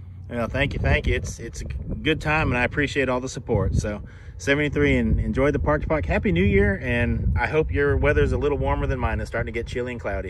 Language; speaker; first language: English; native; English